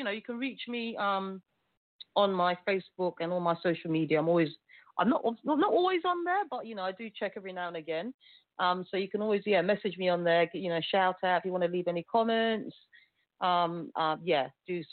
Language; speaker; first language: English; early bilingual, other home language; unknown